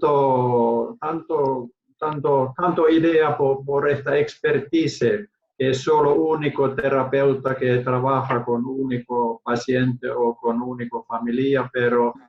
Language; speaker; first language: Spanish; non-native, learner; Finnish